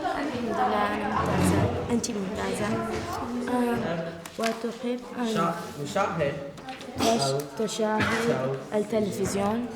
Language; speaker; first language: Arabic; non-native, learner; English